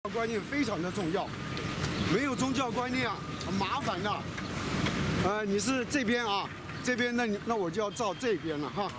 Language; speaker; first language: Chinese; native; Chinese